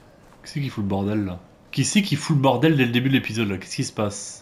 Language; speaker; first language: French; native; French